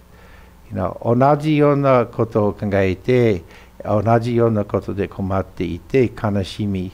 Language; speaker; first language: Japanese; non-native, fluent; English